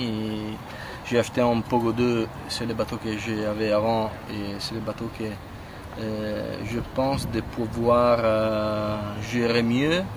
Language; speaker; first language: French; non-native, fluent; Italian